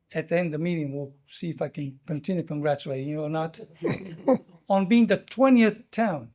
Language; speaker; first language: English; non-native, fluent; Portuguese